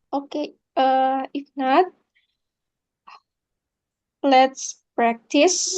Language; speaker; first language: English; non-native, fluent; Indonesian